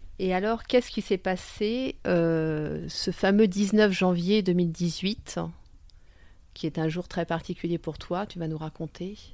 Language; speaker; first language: French; native; French